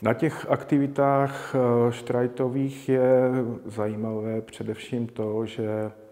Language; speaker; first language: Czech; native; Czech